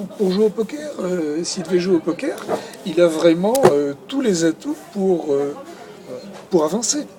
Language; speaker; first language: French; native; French